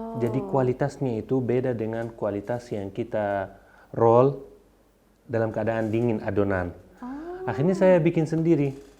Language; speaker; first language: Indonesian; non-native, fluent; Arabic